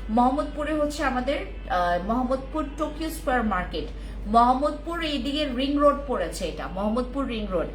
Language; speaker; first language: Bangla; non-native, local second language; Khasi